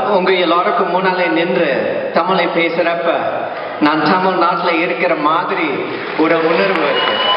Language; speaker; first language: Tamil; non-native, fluent; English